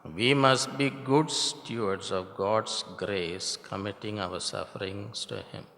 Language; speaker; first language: English; non-native, local second language; Tamil